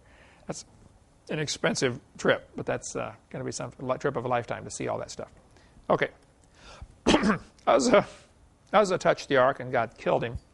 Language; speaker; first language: English; native; English